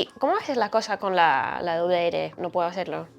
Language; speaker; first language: Spanish; non-native, learner; English